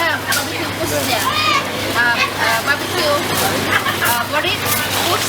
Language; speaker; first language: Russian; non-native, learner; Thai